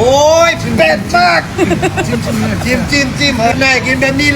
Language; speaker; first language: Thai; native; Thai